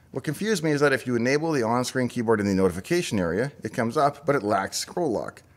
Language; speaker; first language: English; native; English